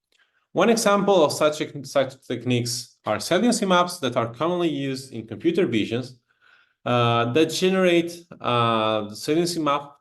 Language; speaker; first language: English; non-native, fluent; Italian